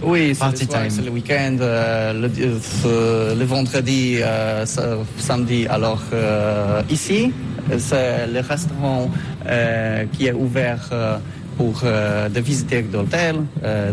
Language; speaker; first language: French; non-native, learner; Polish